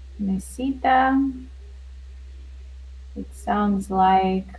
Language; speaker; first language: English; non-native, learner; Russian